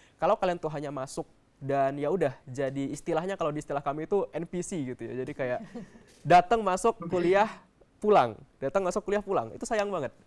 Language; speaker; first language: Indonesian; native; Indonesian